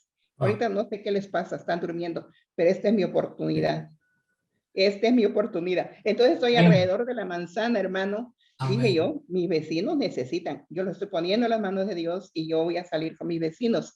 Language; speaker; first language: Spanish; native; Spanish